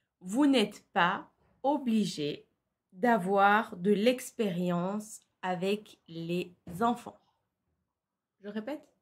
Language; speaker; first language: French; non-native, fluent; Turkish